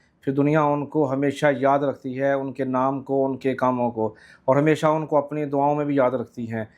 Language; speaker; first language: Urdu; native; Urdu